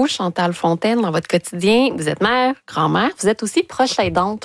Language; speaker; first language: French; native; French